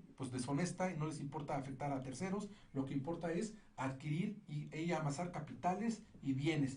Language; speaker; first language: Spanish; native; Spanish